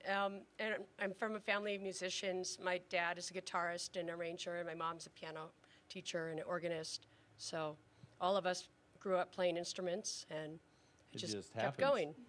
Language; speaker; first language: English; native; English